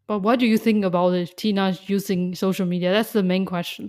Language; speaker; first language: English; non-native, fluent; Chinese